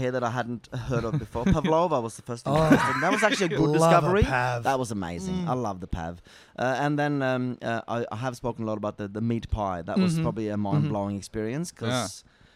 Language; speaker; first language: English; non-native, fluent; Norwegian